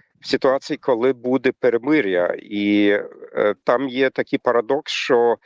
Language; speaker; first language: Ukrainian; non-native, fluent; German